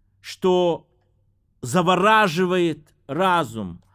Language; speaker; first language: Russian; native; Russian